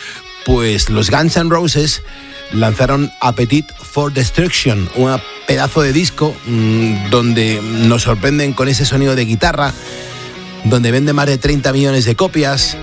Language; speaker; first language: Spanish; native; Spanish